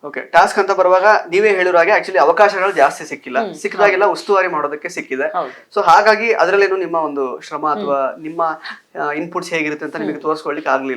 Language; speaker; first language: Kannada; native; Kannada